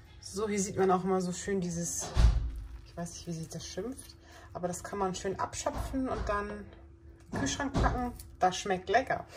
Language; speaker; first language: German; early bilingual, other home language; Turkish